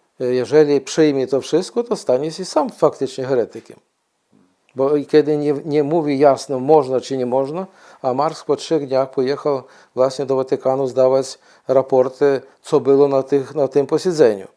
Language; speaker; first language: Polish; non-native, fluent; Ukrainian